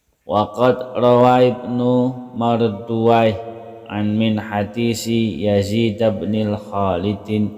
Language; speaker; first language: Arabic; non-native, fluent; Indonesian